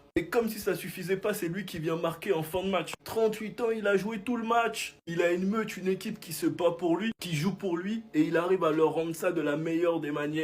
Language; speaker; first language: French; native; French